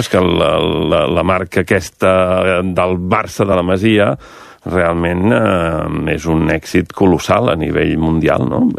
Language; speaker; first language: Catalan; native; Catalan